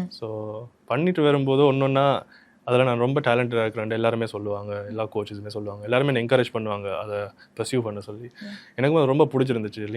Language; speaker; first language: Tamil; early bilingual, heritage; Tamil